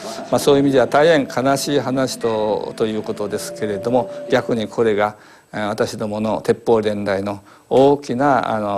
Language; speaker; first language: Japanese; native; Japanese